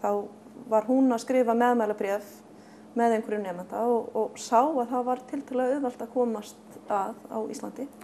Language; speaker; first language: Icelandic; non-native, fluent; English